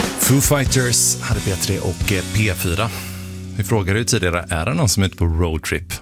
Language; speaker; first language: Swedish; native; Swedish